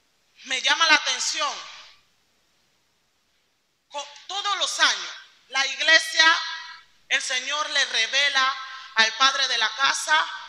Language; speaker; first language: Spanish; native; Spanish